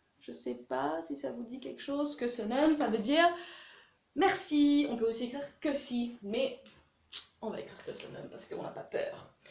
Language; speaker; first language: French; native; French